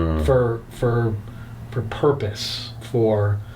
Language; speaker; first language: English; native; English